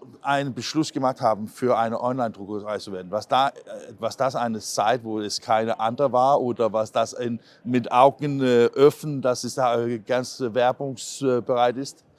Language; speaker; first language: German; non-native, learner; Danish